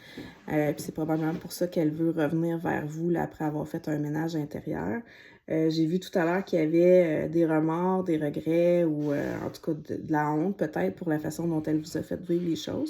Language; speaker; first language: French; native; French